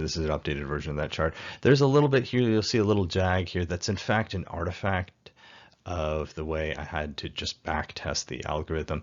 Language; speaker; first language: English; native; English